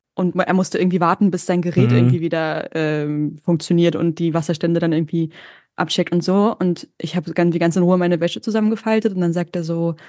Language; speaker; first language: German; native; German